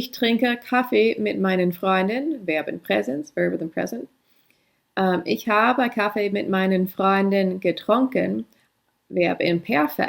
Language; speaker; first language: German; non-native, fluent; English